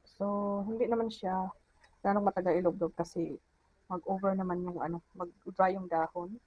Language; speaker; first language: Filipino; non-native, local second language; Cebuano